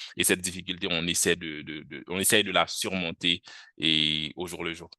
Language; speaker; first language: French; non-native, local second language; Haitian Creole